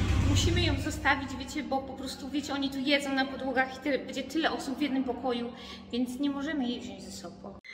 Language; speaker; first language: Polish; native; Polish